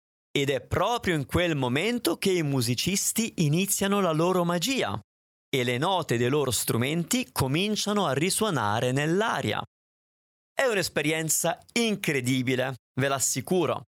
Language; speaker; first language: Italian; native; Italian